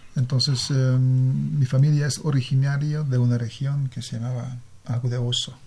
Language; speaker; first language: Spanish; non-native, fluent; Hungarian